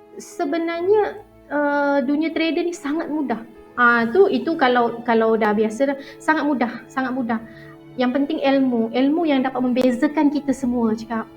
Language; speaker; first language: Malay; native; Malay